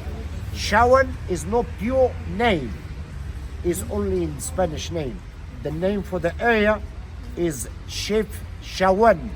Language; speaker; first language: English; non-native, learner; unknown